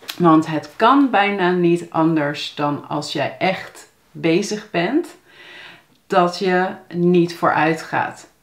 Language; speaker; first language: Dutch; native; Dutch